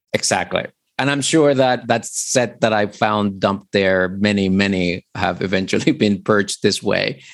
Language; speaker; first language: English; early bilingual, other home language; Spanish